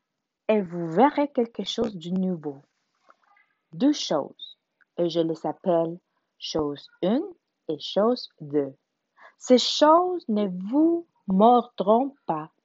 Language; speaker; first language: French; non-native, learner; Spanish